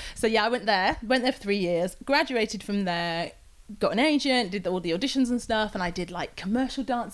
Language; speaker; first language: English; native; English